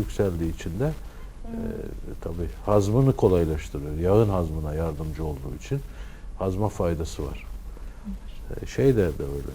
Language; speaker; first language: Turkish; native; Turkish